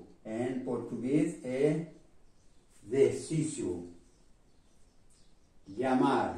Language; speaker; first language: Spanish; non-native, fluent; Portuguese